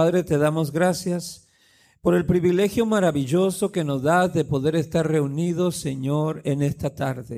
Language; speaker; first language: Spanish; native; Spanish